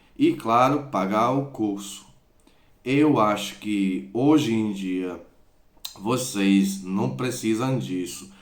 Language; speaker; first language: Portuguese; non-native, fluent; Croatian